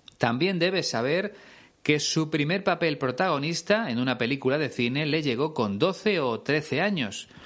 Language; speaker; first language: Spanish; native; Spanish